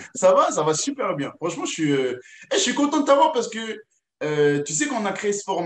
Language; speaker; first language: French; native; French